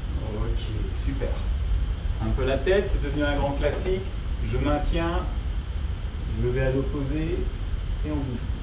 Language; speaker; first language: French; native; French